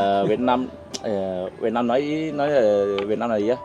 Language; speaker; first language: Vietnamese; non-native, learner; Chinese